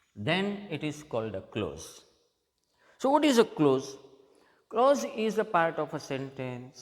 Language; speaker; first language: English; non-native, local second language; Gujarati